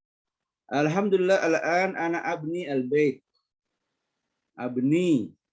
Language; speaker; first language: Arabic; non-native, fluent; Indonesian